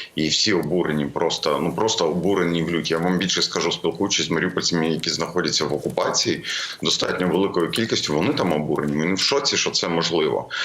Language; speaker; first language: Ukrainian; native; Ukrainian